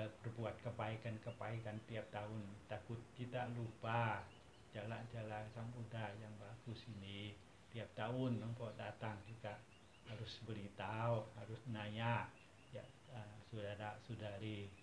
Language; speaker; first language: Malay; non-native, fluent; Thai